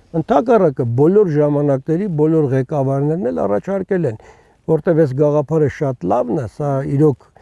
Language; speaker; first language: Armenian; native; Armenian